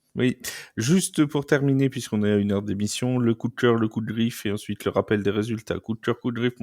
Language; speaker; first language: French; native; French